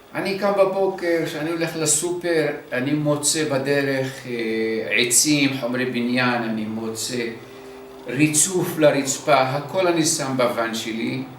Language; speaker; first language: Hebrew; early bilingual, other home language; Arabic